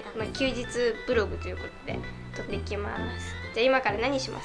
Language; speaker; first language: Japanese; native; Japanese